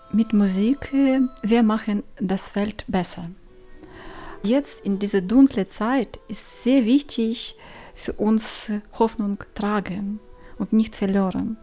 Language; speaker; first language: German; non-native, learner; Ukrainian